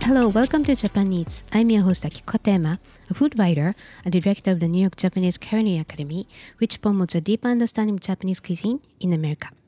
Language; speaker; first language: English; non-native, fluent; Japanese